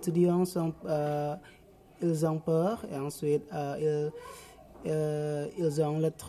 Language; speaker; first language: French; non-native, learner; Indonesian